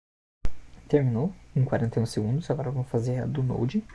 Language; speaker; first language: Portuguese; native; Portuguese